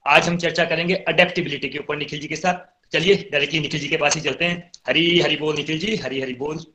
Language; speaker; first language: Hindi; native; Hindi